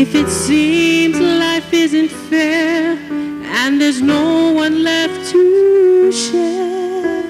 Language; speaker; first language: English; native; English